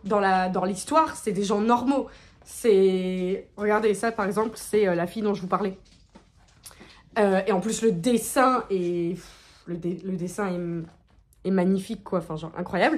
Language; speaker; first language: French; native; French